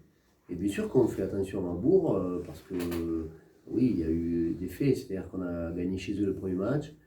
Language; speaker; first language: French; native; French